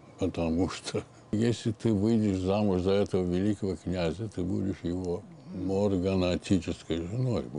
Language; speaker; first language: Russian; early bilingual, heritage; Russian